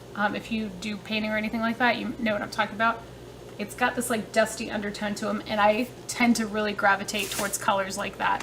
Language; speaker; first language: English; native; English